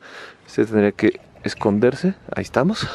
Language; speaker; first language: Spanish; native; Spanish